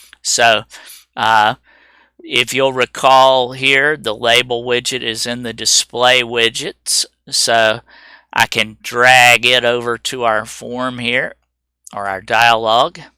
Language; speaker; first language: English; native; English